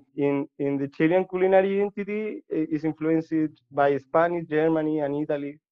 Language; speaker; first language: English; non-native, learner; Spanish